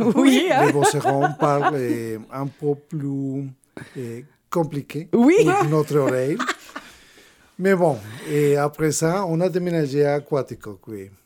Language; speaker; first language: French; non-native, learner; Spanish